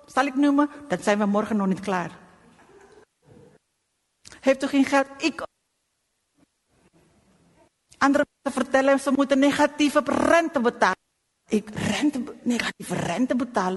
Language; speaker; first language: Dutch; non-native, fluent; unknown